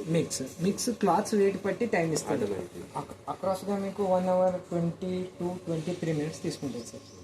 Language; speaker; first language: Telugu; non-native, local second language; Kannada